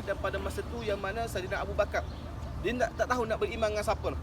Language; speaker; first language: Malay; native; Malay